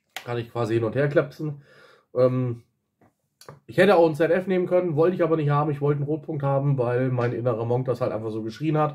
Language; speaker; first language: German; native; German